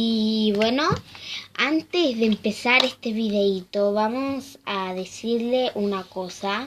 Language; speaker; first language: Spanish; native; Spanish